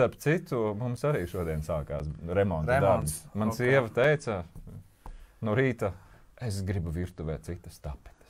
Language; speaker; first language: Latvian; native; Latvian